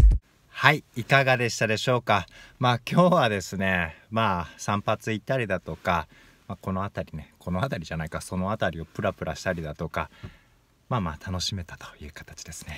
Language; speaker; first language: Japanese; native; Japanese